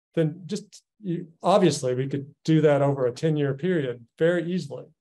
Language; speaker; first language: English; native; English